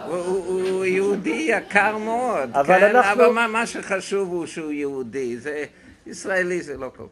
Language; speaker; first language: Hebrew; non-native, fluent; German